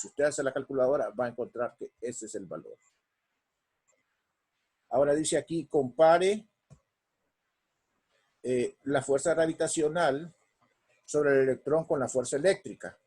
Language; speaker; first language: Spanish; native; Spanish